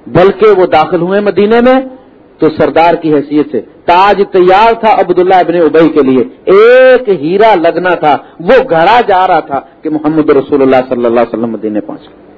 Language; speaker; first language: Urdu; non-native, local second language; Punjabi